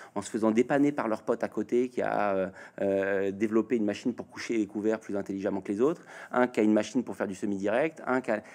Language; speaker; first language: French; native; French